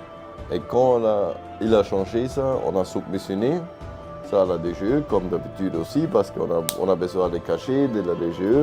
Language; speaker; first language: French; non-native, fluent; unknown